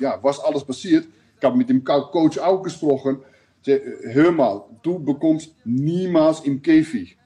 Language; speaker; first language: German; non-native, learner; Dutch